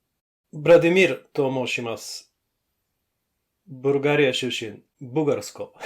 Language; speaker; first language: Japanese; non-native, fluent; Bulgarian